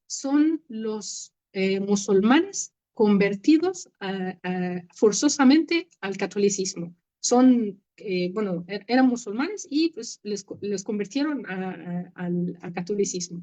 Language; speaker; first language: Spanish; non-native, fluent; Arabic